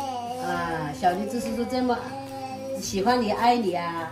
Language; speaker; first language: Chinese; native; Chinese